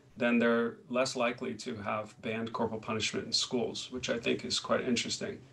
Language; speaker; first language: English; native; English